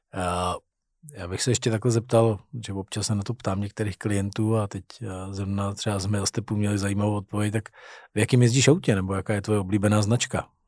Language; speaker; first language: Czech; native; Czech